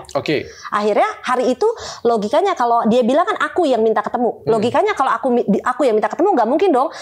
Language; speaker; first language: Indonesian; native; Indonesian